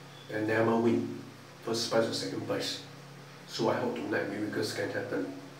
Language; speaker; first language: English; non-native, local second language; Chinese